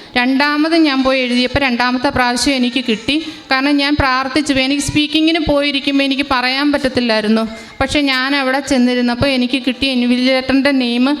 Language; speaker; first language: Malayalam; native; Malayalam